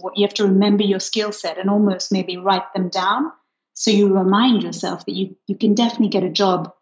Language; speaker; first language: English; non-native, fluent; Luxembourgish